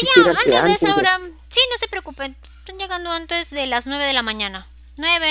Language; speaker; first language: Spanish; native; Spanish